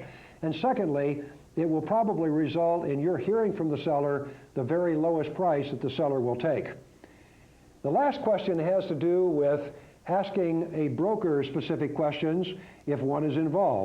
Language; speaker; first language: English; native; English